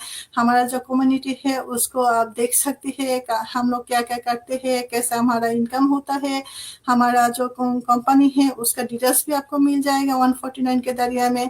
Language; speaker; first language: Hindi; non-native, fluent; Bangla